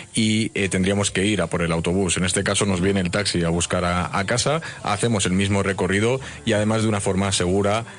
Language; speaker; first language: Spanish; native; Spanish